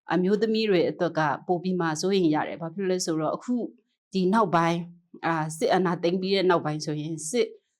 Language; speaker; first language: Burmese; non-native, local second language; Kachin